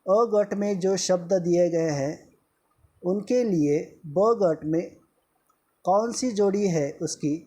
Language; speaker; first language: Hindi; non-native, local second language; Marathi